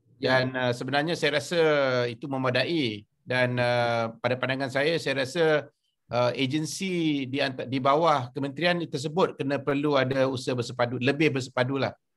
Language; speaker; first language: Malay; native; Malay